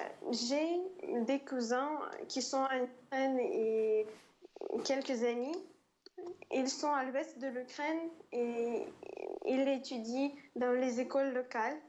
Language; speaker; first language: French; non-native, fluent; Ukrainian